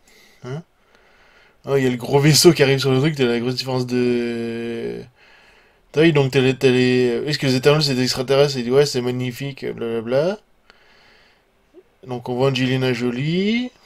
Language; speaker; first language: French; native; French